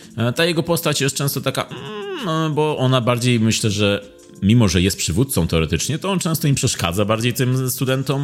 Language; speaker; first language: Polish; native; Polish